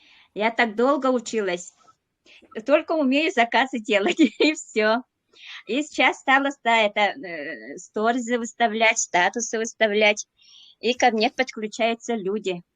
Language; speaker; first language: Russian; non-native, local second language; Yakut